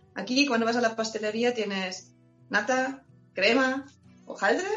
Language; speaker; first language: Spanish; non-native, fluent; German